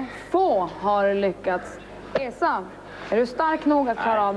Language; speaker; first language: Swedish; native; Swedish